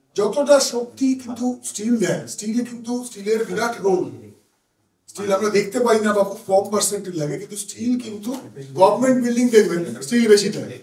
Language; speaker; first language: Hindi; non-native, local second language; Bangla